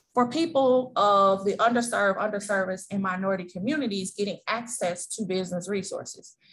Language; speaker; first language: English; native; English